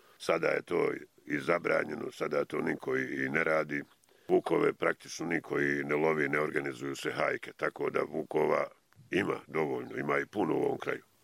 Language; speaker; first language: Croatian; native; Croatian